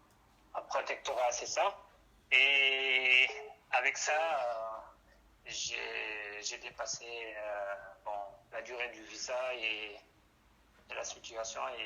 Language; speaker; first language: French; non-native, local second language; Arabic